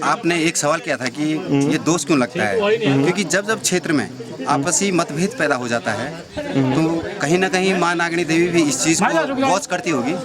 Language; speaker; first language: Hindi; native; Hindi